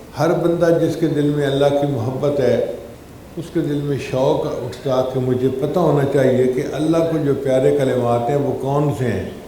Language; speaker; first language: Urdu; non-native, local second language; Punjabi